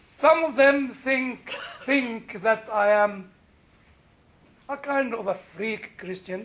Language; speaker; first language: English; non-native, fluent; Arabic